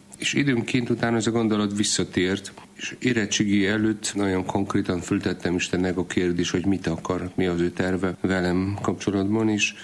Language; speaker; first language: Hungarian; non-native, fluent; Polish